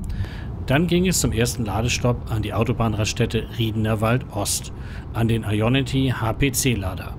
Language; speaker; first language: German; native; German